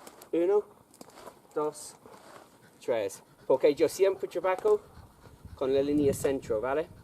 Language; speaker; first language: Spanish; non-native, learner; English